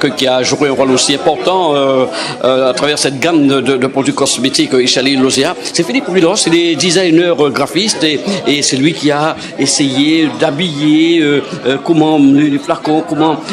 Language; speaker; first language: French; native; French